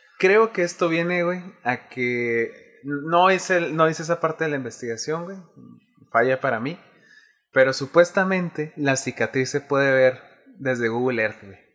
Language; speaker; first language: Spanish; native; Spanish